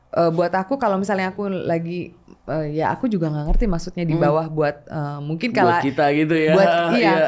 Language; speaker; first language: Indonesian; native; Indonesian